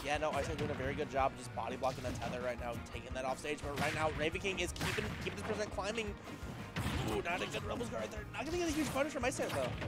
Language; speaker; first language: English; native; English